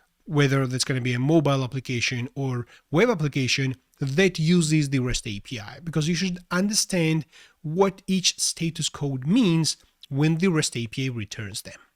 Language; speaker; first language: English; non-native, fluent; Georgian